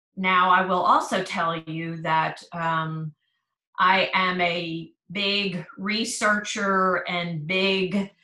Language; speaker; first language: English; native; English